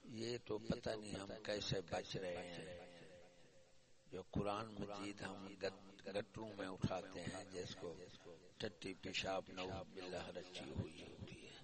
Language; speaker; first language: Urdu; non-native, local second language; Punjabi